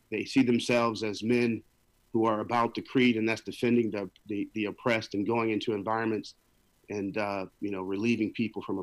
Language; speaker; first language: English; native; English